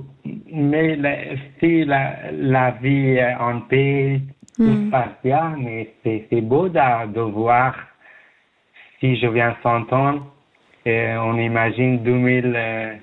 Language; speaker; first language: French; non-native, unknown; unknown